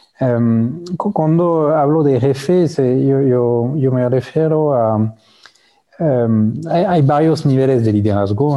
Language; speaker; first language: Spanish; non-native, fluent; French